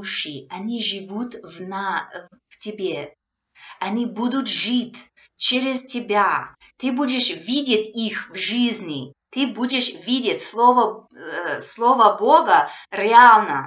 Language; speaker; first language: Russian; non-native, fluent; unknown